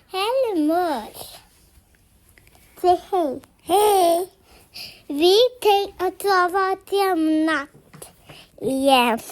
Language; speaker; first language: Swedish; early bilingual, other home language; Mongolian